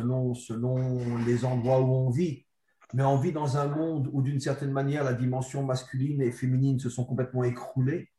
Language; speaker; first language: French; native; French